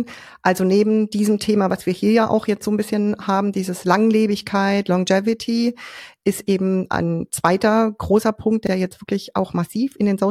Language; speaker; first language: German; native; German